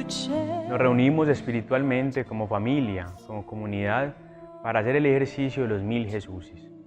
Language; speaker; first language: Spanish; native; Spanish